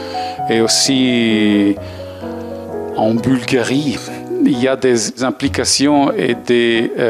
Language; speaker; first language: French; non-native, fluent; Italian